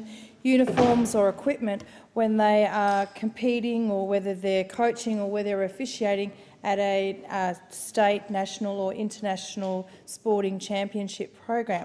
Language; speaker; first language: English; native; English